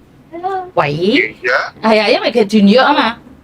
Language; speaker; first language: Cantonese; non-native, fluent; Indonesian